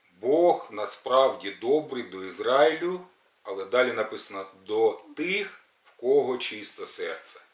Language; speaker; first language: Ukrainian; native; Ukrainian